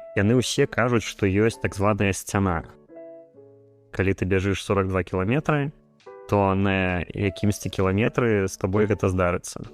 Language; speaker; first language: Belarusian; non-native, local second language; Russian